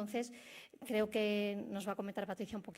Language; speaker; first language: Spanish; native; Spanish